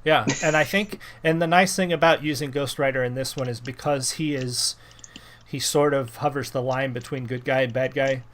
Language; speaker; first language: English; native; English